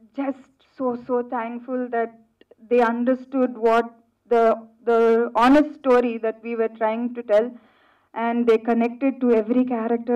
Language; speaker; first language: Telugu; non-native, fluent; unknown